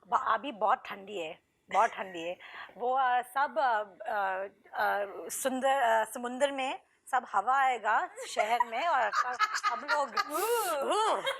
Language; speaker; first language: Hindi; non-native, learner; English